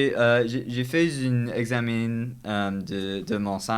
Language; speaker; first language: French; non-native, local second language; English